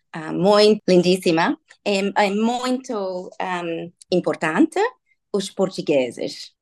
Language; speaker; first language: Portuguese; non-native, learner; English